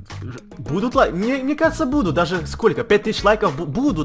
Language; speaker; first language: Russian; native; Russian